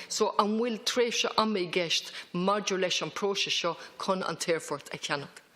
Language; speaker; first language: Irish; non-native, local second language; English